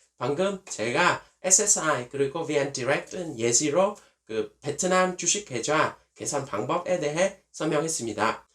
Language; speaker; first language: Korean; non-native, fluent; Vietnamese